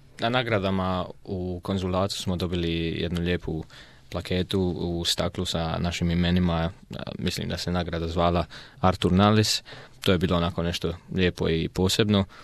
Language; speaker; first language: Croatian; native; Croatian